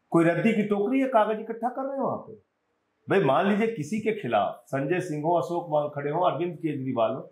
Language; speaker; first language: Hindi; native; Hindi